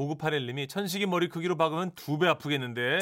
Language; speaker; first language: Korean; native; Korean